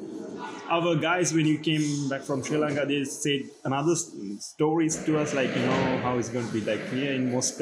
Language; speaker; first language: English; non-native, local second language; Sinhala